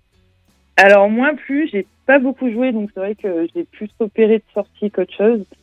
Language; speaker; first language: French; native; French